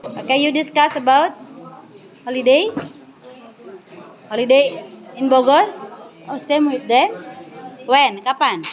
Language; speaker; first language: English; non-native, learner; Indonesian